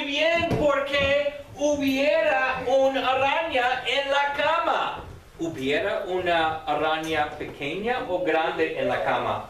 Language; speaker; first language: Spanish; non-native, fluent; English